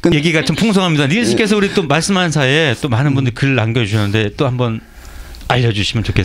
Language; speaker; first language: Korean; native; Korean